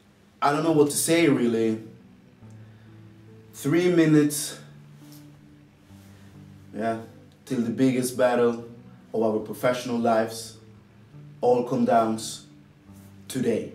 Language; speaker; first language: English; non-native, fluent; Swedish